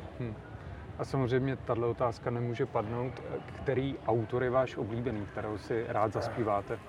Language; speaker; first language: Czech; native; Czech